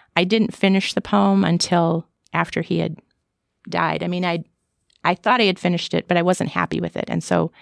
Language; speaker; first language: English; native; English